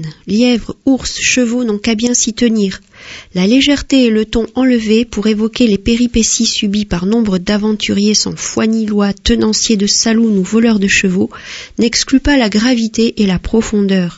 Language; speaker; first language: French; native; French